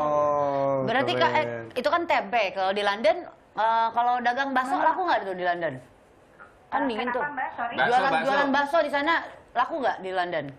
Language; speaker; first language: Indonesian; native; Indonesian